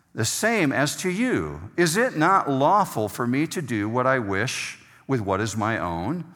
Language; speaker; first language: English; native; English